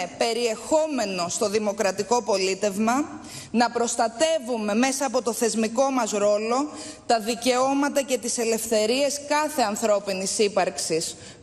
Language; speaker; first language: Greek; native; Greek